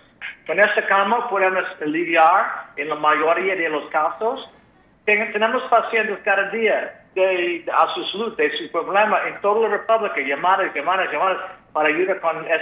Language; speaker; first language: Spanish; non-native, fluent; English